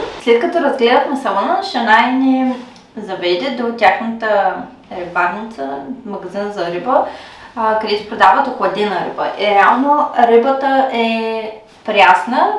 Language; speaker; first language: Bulgarian; native; Bulgarian